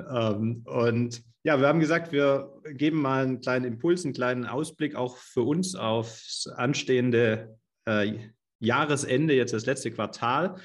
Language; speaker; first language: German; native; German